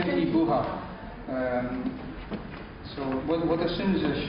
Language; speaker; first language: Chinese; non-native, learner; English